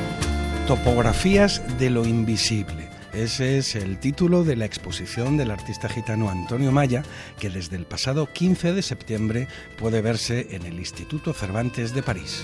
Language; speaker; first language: Spanish; native; Spanish